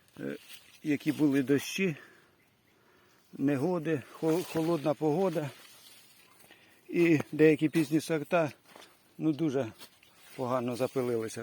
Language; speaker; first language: Ukrainian; native; Ukrainian